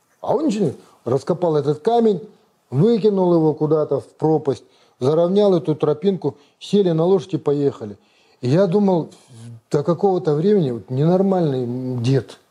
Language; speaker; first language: Russian; non-native, local second language; Kazakh